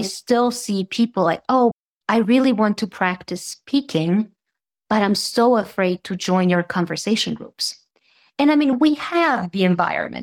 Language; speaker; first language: English; non-native, fluent; Serbian